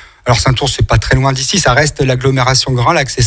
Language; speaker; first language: French; native; French